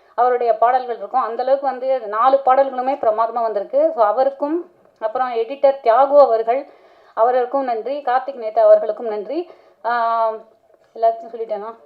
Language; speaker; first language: Tamil; native; Tamil